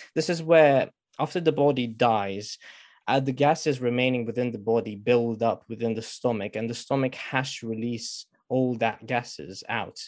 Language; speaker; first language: English; non-native, fluent; Romanian